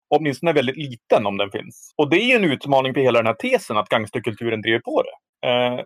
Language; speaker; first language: Swedish; native; Swedish